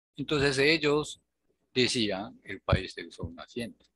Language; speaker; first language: Spanish; non-native, fluent; Japanese